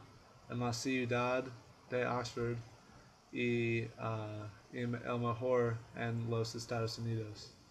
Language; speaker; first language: Spanish; non-native, learner; English